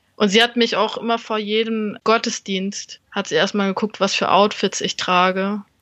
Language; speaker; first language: German; early bilingual, other home language; Vietnamese